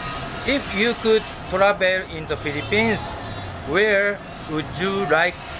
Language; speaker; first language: English; non-native, learner; Japanese